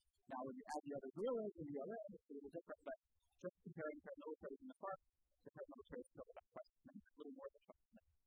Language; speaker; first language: English; native; English